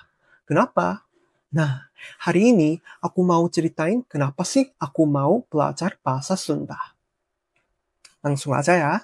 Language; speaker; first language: Indonesian; non-native, fluent; Korean